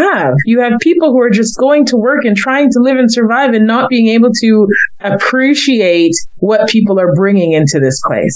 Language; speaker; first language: English; native; English